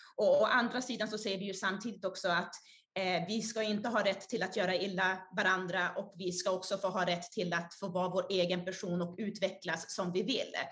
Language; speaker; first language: Swedish; early bilingual, other home language; Portuguese